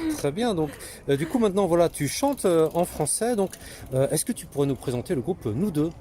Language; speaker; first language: French; native; French